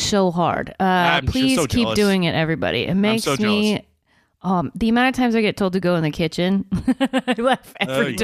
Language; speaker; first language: English; native; English